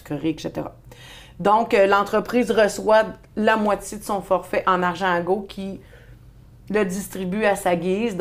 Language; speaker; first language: French; native; French